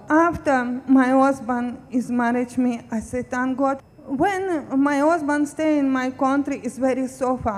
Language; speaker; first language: English; non-native, learner; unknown